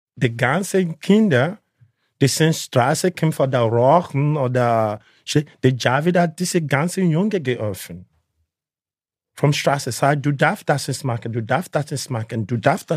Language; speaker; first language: German; non-native, learner; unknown